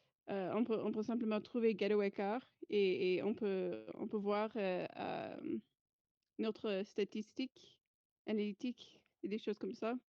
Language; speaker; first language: French; non-native, fluent; English